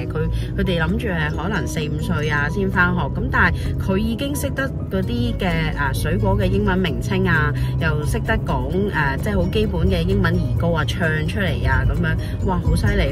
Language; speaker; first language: Cantonese; native; Cantonese